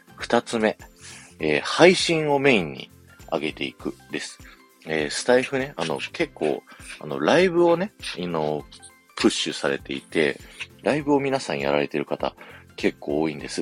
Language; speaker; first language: Japanese; native; Japanese